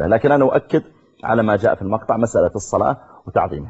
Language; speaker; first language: Arabic; native; Arabic